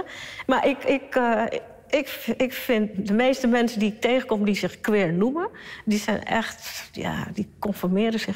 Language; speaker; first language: Dutch; early bilingual, other home language; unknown